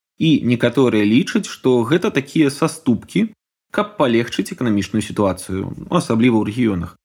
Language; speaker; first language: Belarusian; native; Belarusian